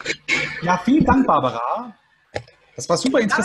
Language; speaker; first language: German; native; German